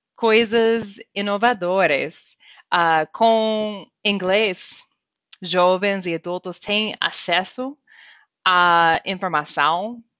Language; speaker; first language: Portuguese; non-native, fluent; English